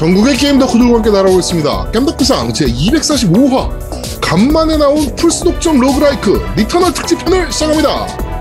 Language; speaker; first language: Korean; native; Korean